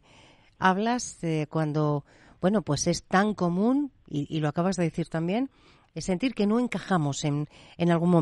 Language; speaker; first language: Spanish; native; Spanish